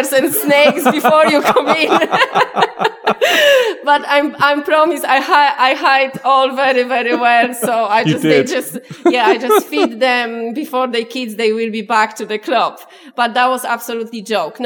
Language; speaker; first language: English; non-native, learner; Polish